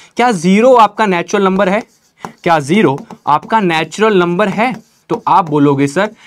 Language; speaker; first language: Hindi; native; Hindi